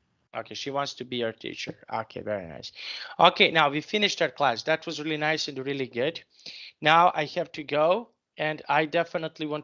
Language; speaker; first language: English; non-native, fluent; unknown